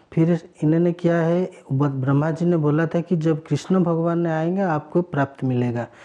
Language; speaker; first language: Hindi; non-native, local second language; Odia